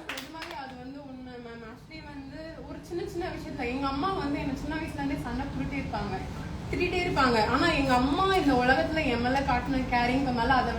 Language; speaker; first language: Tamil; native; Tamil